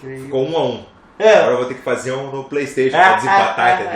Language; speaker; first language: Portuguese; native; Portuguese